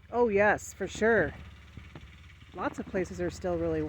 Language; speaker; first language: English; native; English